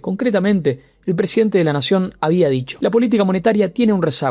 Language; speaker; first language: Spanish; native; Spanish